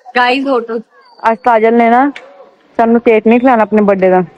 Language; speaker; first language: Hindi; non-native, local second language; Punjabi